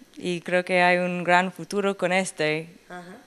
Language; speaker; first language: Spanish; non-native, learner; English